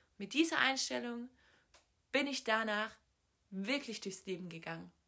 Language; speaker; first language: German; native; German